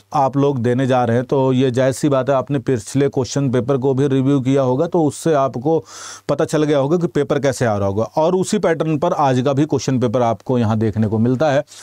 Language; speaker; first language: Hindi; native; Hindi